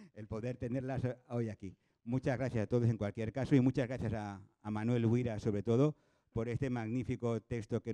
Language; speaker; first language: Spanish; non-native, local second language; Catalan